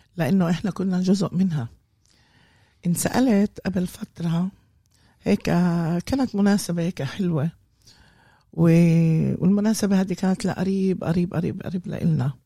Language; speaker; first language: Arabic; native; Arabic